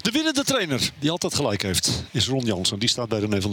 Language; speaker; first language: Dutch; native; Dutch